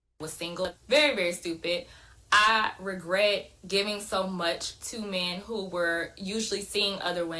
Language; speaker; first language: English; native; English